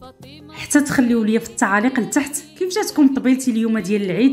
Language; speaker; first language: Arabic; native; Arabic